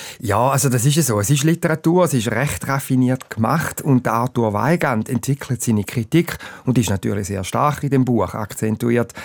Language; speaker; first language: German; native; German